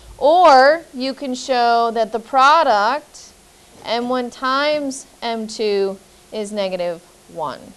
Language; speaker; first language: English; native; English